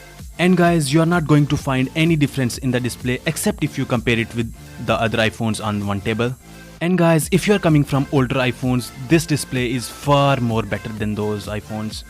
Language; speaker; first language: English; non-native, local second language; Urdu